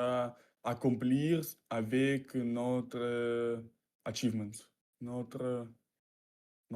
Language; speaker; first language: French; non-native, learner; Russian